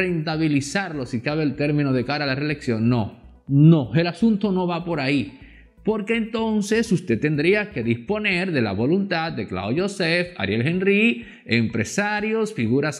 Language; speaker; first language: Spanish; native; Spanish